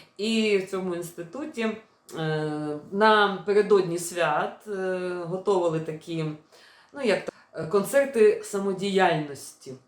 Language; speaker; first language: Ukrainian; non-native, local second language; Russian